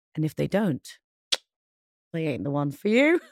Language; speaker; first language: English; native; English